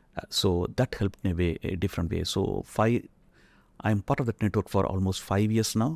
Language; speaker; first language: English; non-native, local second language; Tamil